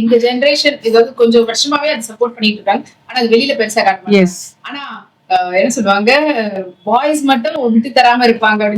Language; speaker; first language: Tamil; native; Tamil